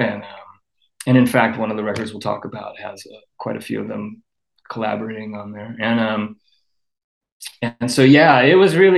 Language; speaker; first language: English; native; English